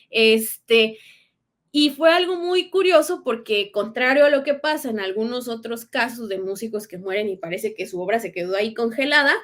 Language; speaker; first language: Spanish; native; Spanish